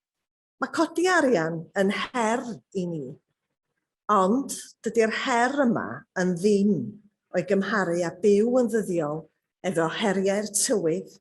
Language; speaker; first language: Welsh; native; Welsh